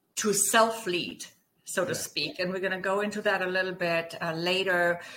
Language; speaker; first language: English; non-native, fluent; German